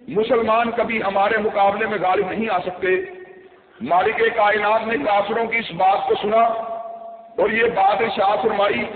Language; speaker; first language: Urdu; non-native, local second language; Punjabi